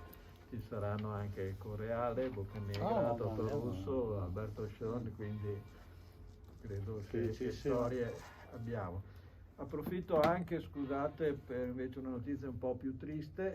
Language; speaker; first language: Italian; native; Italian